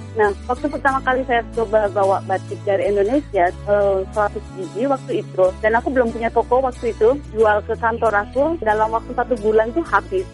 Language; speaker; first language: Indonesian; native; Indonesian